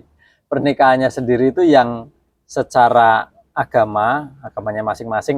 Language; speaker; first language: Indonesian; native; Indonesian